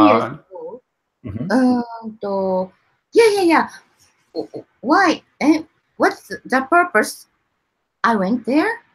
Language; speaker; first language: English; non-native, learner; Japanese